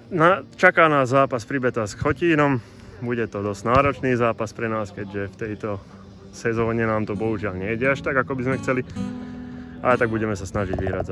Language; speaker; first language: Slovak; non-native, local second language; Hungarian